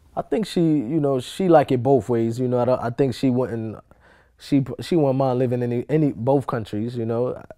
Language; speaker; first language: English; native; English